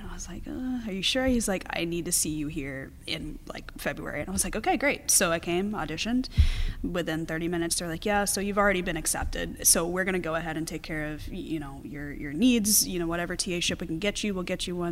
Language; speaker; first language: English; native; English